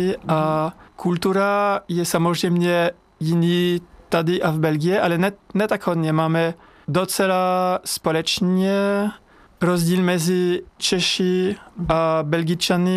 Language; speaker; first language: Czech; non-native, fluent; French